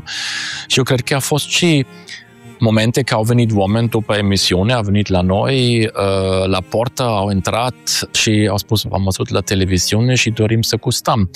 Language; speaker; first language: Romanian; non-native, fluent; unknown